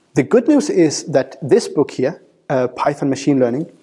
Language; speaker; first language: English; non-native, fluent; Danish